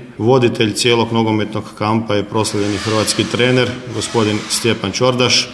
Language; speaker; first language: Croatian; native; Croatian